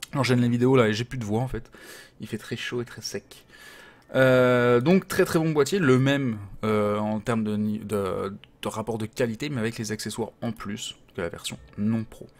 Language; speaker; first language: French; native; French